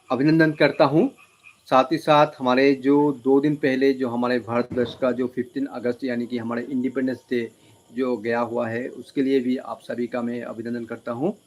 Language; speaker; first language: Hindi; non-native, local second language; Bangla